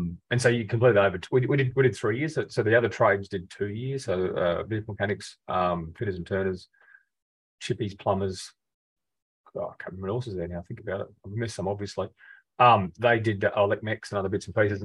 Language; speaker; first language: English; native; English